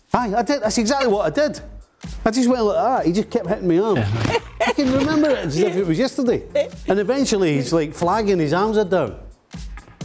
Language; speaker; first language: English; native; English